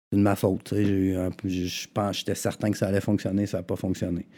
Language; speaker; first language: French; native; French